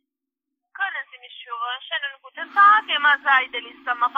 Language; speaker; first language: German; non-native, learner; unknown